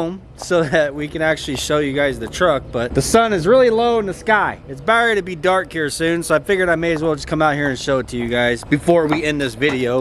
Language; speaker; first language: English; native; English